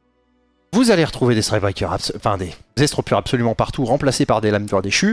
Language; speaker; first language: French; native; French